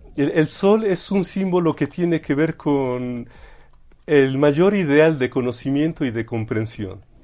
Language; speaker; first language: Spanish; native; Spanish